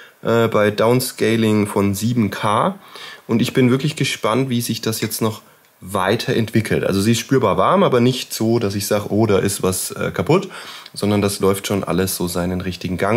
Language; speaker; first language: German; native; German